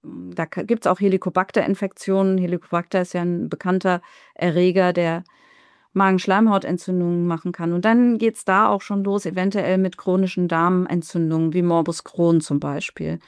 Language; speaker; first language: German; native; German